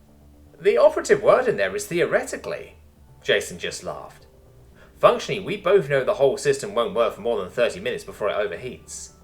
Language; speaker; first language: English; native; English